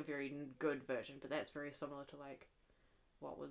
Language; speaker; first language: English; native; English